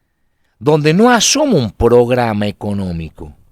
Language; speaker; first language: Spanish; native; Spanish